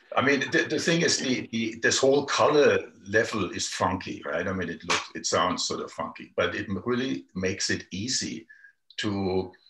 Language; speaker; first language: English; non-native, fluent; German